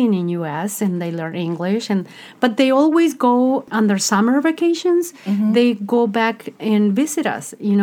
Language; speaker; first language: English; non-native, fluent; Spanish